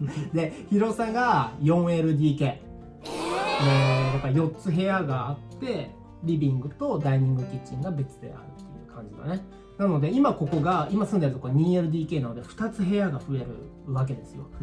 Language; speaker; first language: Japanese; native; Japanese